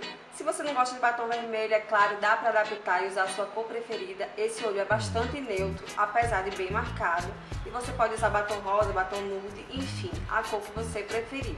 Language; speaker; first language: Portuguese; native; Portuguese